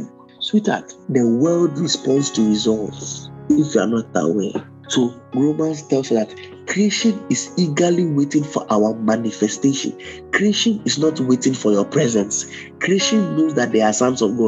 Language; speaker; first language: English; non-native, local second language; Akan